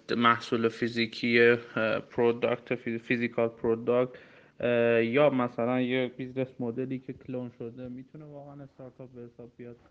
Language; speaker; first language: Persian; non-native, local second language; Armenian